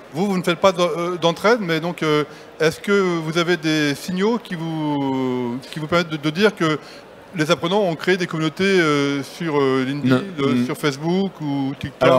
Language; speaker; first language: French; native; French